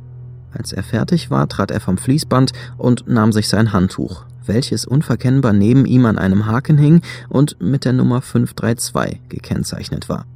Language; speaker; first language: German; native; German